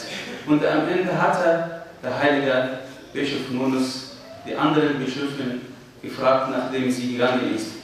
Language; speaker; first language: German; non-native, fluent; Arabic